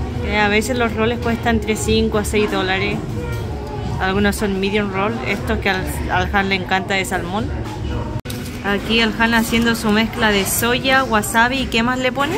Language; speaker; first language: Spanish; native; Spanish